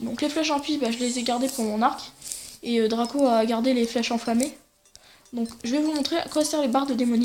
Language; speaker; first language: French; native; French